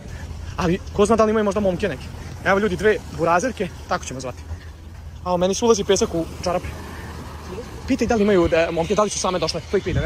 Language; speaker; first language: Croatian; native; Croatian